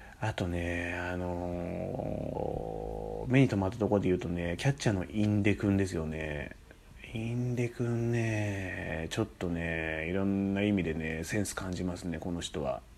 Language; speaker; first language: Japanese; native; Japanese